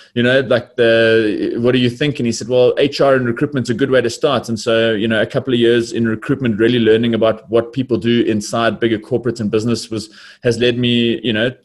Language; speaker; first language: English; native; English